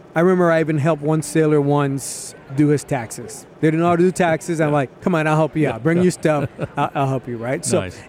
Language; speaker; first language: English; early bilingual, other home language; Spanish